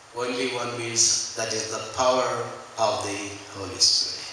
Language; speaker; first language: English; non-native, local second language; Telugu